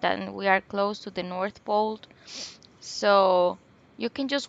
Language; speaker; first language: English; non-native, local second language; Spanish